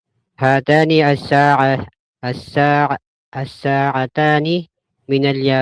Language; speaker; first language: Arabic; non-native, learner; Filipino